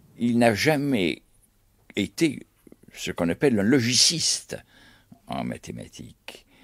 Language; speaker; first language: French; native; French